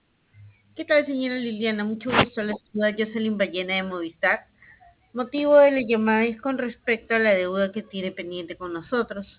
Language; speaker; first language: Spanish; native; Spanish